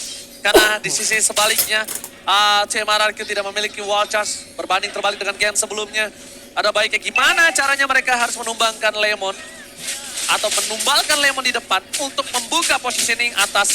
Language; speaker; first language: Indonesian; native; Indonesian